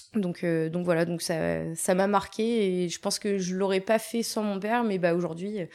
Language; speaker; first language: French; native; French